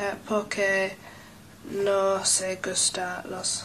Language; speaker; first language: Spanish; non-native, learner; English